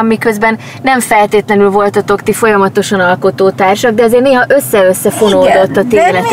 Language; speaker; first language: Hungarian; native; Hungarian